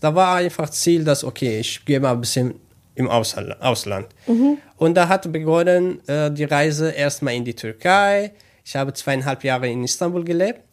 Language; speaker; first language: German; non-native, learner; Kurdish